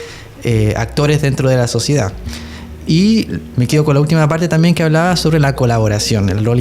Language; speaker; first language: Spanish; native; Spanish